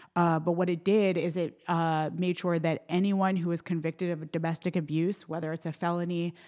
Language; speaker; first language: English; native; English